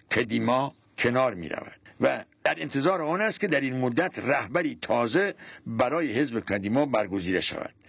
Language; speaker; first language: Persian; non-native, local second language; Central Kurdish